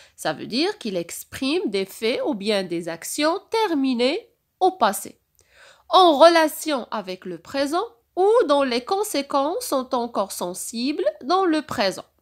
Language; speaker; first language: French; non-native, local second language; Arabic